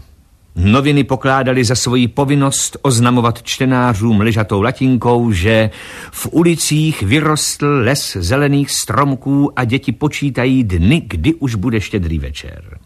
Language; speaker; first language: Czech; native; Czech